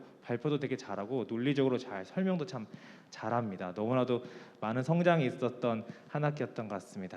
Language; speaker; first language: Korean; native; Korean